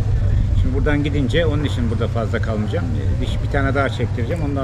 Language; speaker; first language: Turkish; native; Turkish